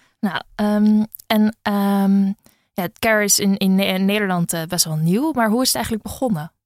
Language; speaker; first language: Dutch; native; Dutch